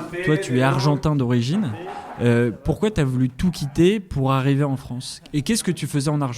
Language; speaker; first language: French; native; French